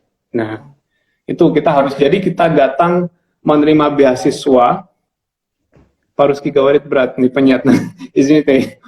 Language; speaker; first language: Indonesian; non-native, local second language; Javanese